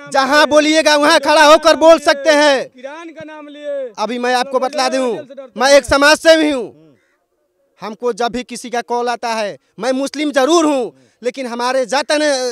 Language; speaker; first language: Hindi; native; Hindi